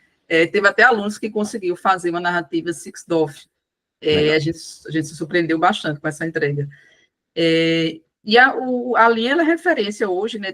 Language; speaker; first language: Portuguese; native; Portuguese